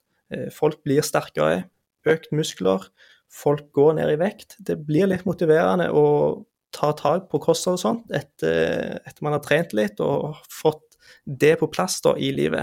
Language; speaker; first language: Norwegian; native; Norwegian